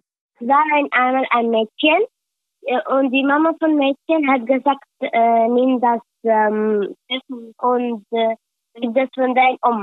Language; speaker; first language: German; non-native, learner; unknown